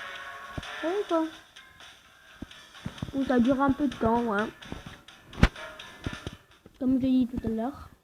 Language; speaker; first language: French; native; French